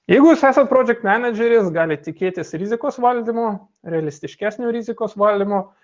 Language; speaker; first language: Lithuanian; non-native, local second language; Russian